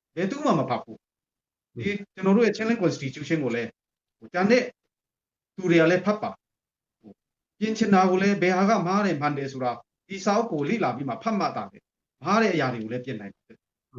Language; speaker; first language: Burmese; non-native, local second language; Hakha Chin